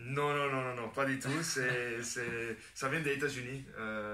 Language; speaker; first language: French; non-native, fluent; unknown